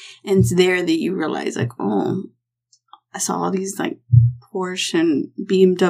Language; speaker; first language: English; native; English